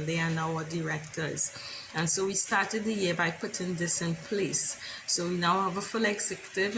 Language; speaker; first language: English; native; English